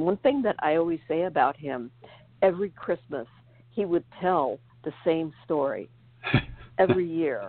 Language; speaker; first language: English; native; English